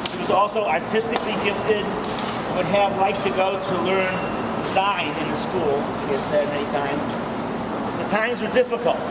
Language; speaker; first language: English; native; English